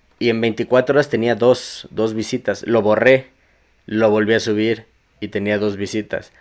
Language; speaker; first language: Spanish; native; Spanish